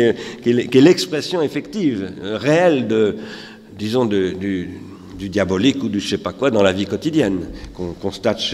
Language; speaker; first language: French; native; French